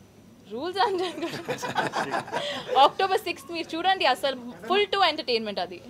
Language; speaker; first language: Telugu; non-native, learner; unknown